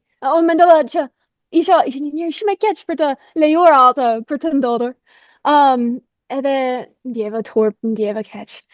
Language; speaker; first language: Albanian; non-native, fluent; English